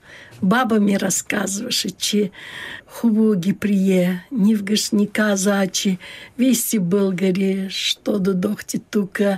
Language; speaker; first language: Bulgarian; early bilingual, heritage; Bulgarian